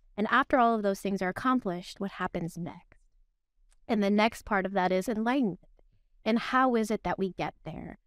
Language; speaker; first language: English; early bilingual, other home language; Filipino